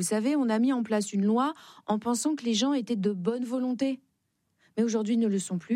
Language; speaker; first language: French; native; French